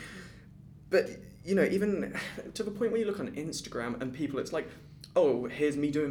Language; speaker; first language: English; native; English